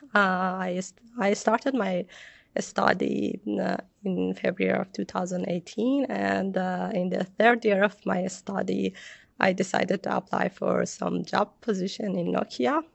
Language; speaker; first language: English; non-native, fluent; Persian